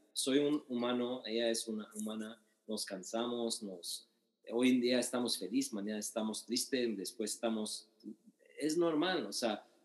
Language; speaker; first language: Spanish; non-native, fluent; Arabic